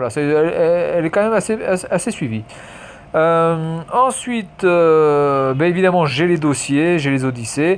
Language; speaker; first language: French; native; French